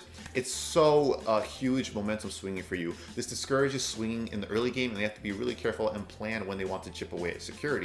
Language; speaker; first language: English; native; English